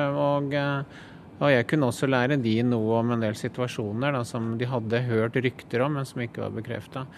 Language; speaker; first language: Norwegian; native; Norwegian